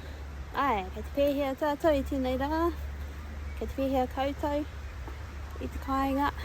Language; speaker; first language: Māori; non-native, local second language; English